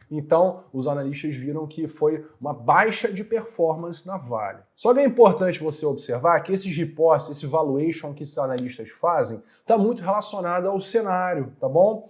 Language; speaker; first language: Portuguese; native; Portuguese